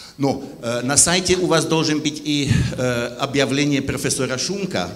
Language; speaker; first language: Russian; non-native, fluent; German